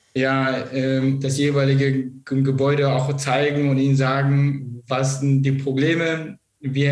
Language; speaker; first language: German; non-native, local second language; Kurdish